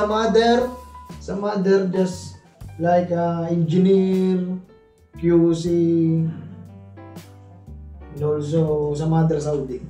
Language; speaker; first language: English; non-native, learner; Filipino